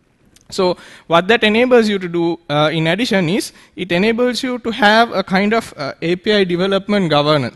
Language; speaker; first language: English; non-native, local second language; Sinhala